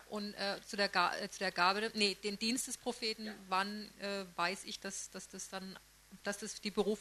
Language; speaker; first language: German; native; German